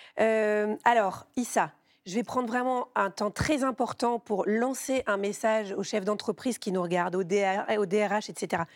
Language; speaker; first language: French; native; French